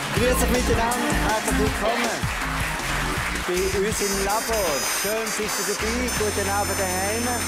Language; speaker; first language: German; native; German